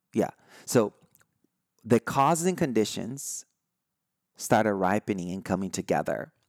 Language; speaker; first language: English; non-native, fluent; Portuguese